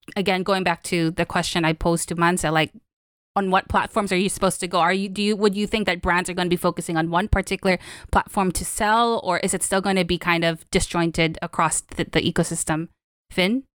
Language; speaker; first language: English; non-native, local second language; Filipino